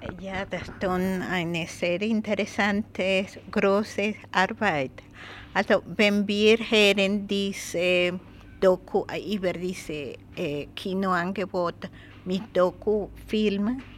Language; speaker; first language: German; non-native, learner; Spanish